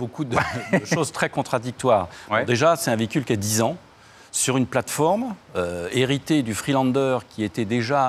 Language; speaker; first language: French; native; French